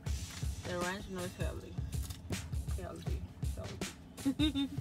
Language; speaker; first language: English; non-native, learner; Spanish